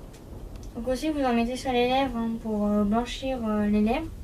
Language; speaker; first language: French; native; French